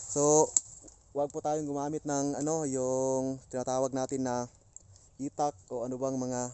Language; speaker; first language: Filipino; non-native, local second language; Cebuano